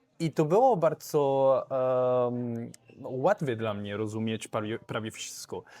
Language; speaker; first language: Polish; non-native, learner; Spanish